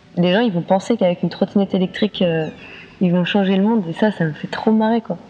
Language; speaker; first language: French; native; French